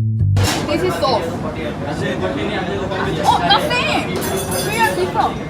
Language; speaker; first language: English; non-native, learner; Korean